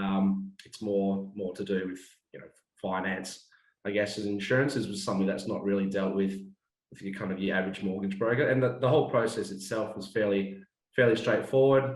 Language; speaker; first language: English; native; English